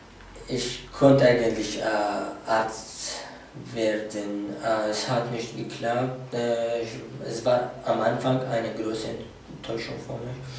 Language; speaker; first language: German; non-native, fluent; Arabic